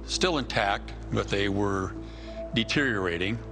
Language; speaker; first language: English; native; English